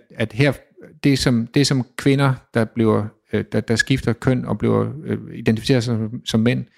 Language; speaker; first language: Danish; native; Danish